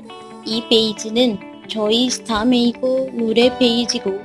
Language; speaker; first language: Korean; non-native, learner; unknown